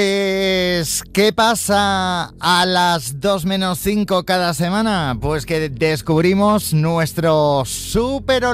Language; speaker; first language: Spanish; native; Spanish